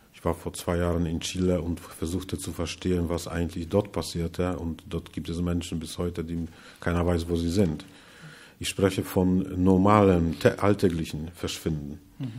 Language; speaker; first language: German; non-native, fluent; Polish